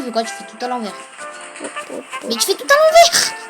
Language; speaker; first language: French; native; French